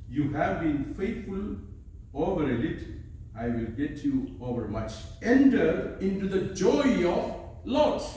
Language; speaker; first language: English; non-native, local second language; Malayalam